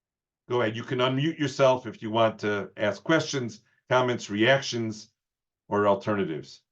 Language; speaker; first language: English; native; English